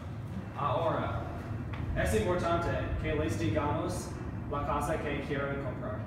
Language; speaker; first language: Spanish; non-native, learner; English